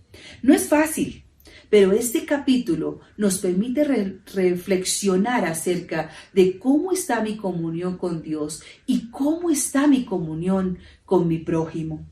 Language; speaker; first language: Spanish; native; Spanish